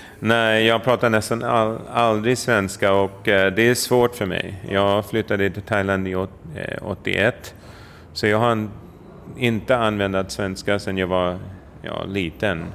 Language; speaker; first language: Swedish; native; Swedish